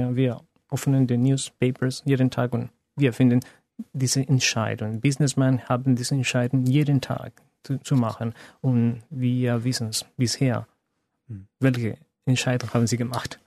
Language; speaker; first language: German; non-native, learner; Spanish